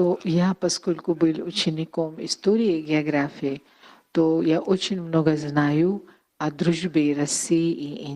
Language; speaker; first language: Russian; non-native, learner; Hindi